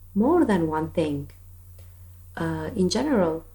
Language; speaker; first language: English; non-native, fluent; Albanian